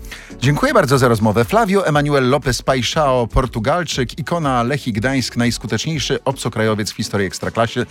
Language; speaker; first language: Polish; native; Polish